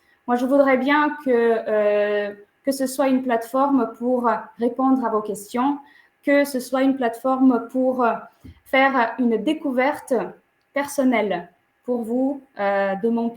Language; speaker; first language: French; non-native, fluent; Ukrainian